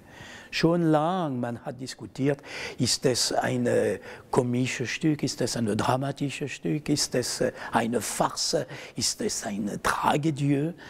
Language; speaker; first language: German; non-native, fluent; French